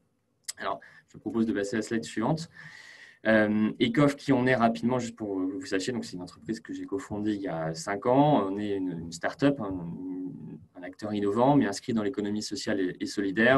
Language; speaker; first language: French; native; French